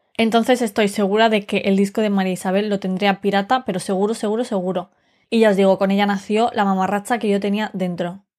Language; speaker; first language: Spanish; early bilingual, other home language; Romanian